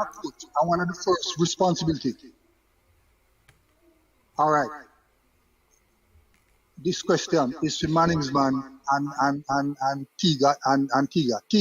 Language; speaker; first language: English; non-native, local second language; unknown